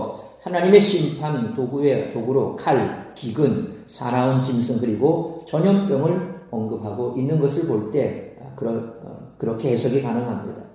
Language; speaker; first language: Korean; native; Korean